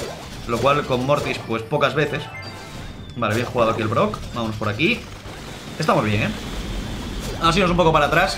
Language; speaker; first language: Spanish; native; Spanish